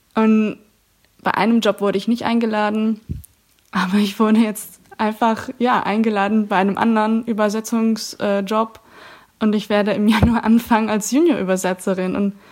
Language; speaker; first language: German; native; German